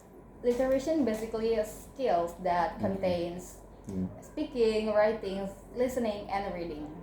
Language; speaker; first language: English; non-native, learner; Indonesian